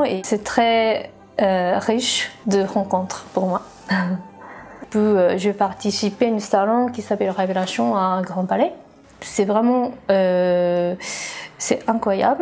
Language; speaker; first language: French; non-native, learner; Japanese